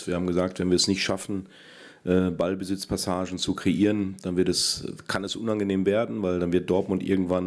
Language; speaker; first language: German; native; German